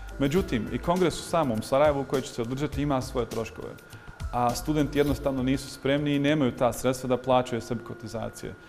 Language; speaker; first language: Bosnian; early bilingual, heritage; Bosnian